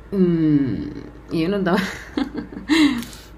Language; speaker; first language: Italian; non-native, fluent; Spanish